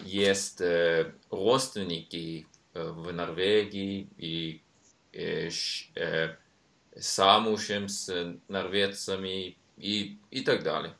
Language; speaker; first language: Russian; non-native, learner; Norwegian